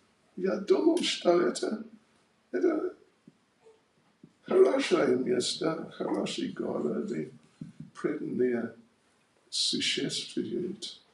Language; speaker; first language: Russian; non-native, learner; English